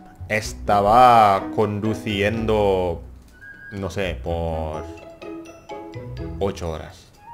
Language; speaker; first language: Spanish; non-native, fluent; Indonesian